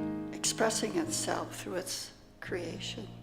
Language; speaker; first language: English; native; English